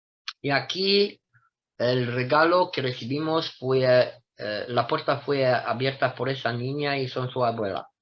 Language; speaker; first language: Spanish; non-native, fluent; Romanian